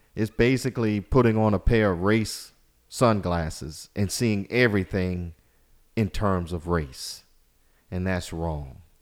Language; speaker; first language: English; native; English